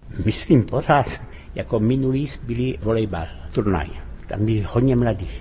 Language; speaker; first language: Czech; early bilingual, heritage; French